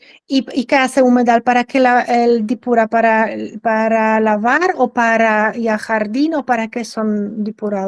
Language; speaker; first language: Spanish; non-native, fluent; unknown